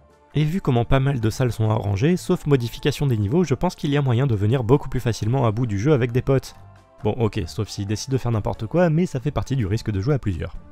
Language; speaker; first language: French; native; French